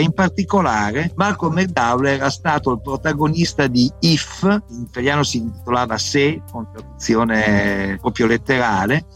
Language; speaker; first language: Italian; native; Italian